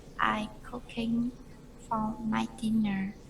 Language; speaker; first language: English; non-native, learner; Vietnamese